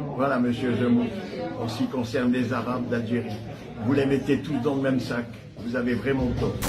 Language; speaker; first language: French; native; French